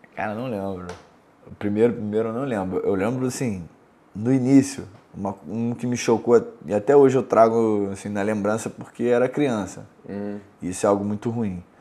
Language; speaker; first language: Portuguese; native; Portuguese